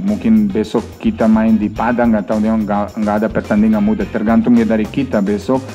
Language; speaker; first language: Indonesian; non-native, fluent; Serbian